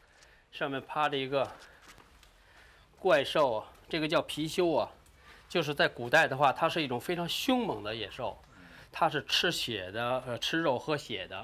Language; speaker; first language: Chinese; native; Chinese